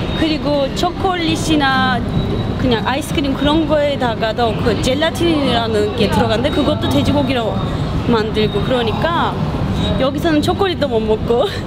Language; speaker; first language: Korean; non-native, fluent; Turkish